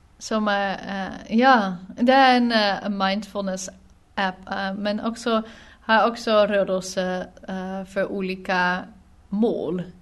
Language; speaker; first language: Swedish; non-native, fluent; Dutch